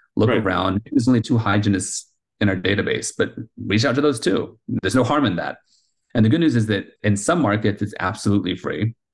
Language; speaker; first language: English; early bilingual, heritage; Spanish